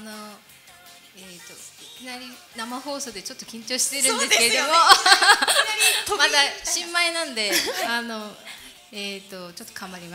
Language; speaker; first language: Japanese; non-native, fluent; Korean